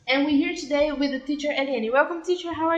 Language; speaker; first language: English; non-native, learner; Portuguese